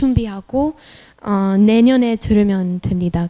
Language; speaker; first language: Korean; non-native, fluent; French